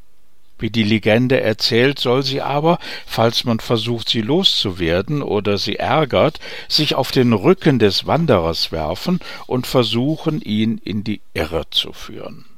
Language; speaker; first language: German; native; German